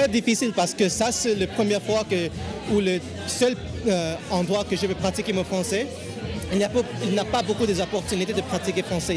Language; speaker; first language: French; non-native, learner; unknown